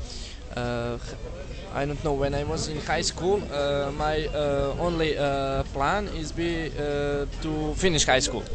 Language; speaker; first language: English; non-native, learner; Serbian